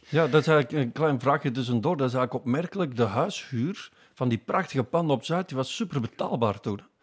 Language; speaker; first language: Dutch; native; Dutch